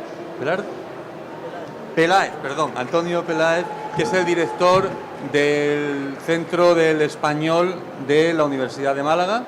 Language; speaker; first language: Spanish; native; Spanish